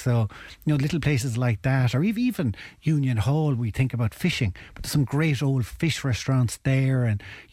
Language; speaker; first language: English; native; English